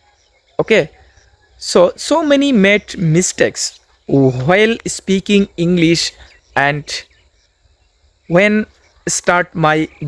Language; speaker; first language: English; non-native, learner; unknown